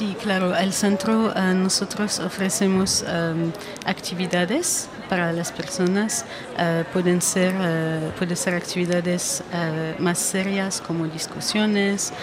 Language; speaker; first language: Spanish; non-native, fluent; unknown